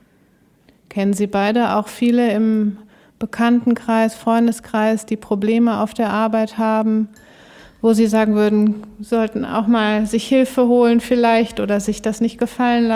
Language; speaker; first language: German; native; German